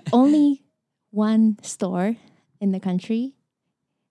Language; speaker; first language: English; non-native, learner; Japanese